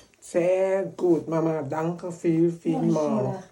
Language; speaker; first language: German; non-native, learner; Thai